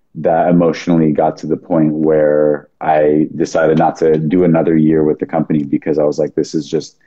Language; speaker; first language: English; native; English